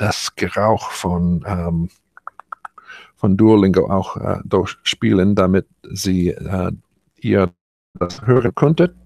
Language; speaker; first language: German; non-native, fluent; English